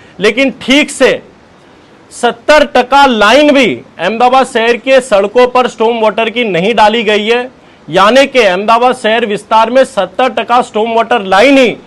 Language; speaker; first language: Hindi; non-native, local second language; Gujarati